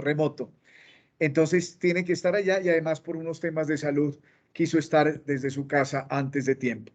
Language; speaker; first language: Spanish; native; Spanish